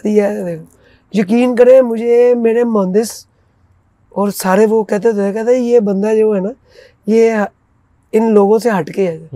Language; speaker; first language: Urdu; non-native, local second language; Punjabi